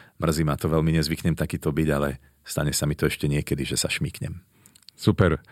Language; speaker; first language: Slovak; native; Slovak